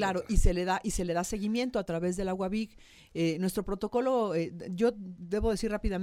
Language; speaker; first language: Spanish; native; Spanish